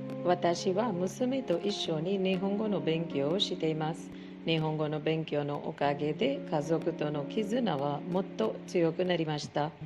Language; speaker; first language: Japanese; non-native, learner; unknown